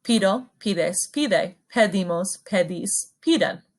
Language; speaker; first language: Spanish; non-native, fluent; English